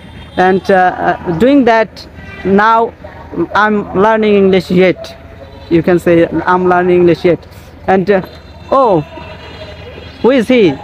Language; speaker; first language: English; non-native, learner; Bangla